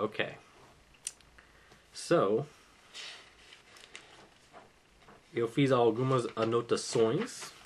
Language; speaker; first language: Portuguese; non-native, fluent; English